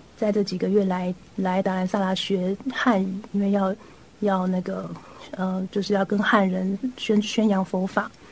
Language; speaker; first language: Chinese; native; Chinese